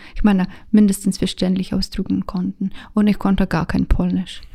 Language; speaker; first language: German; non-native, fluent; Russian